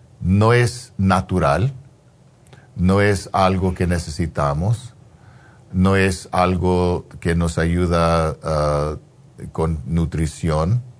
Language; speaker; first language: Spanish; non-native, fluent; English